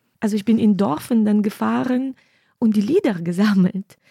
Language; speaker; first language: German; non-native, fluent; Ukrainian